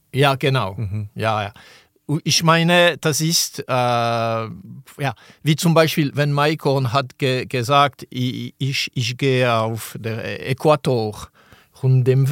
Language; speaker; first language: German; non-native, local second language; French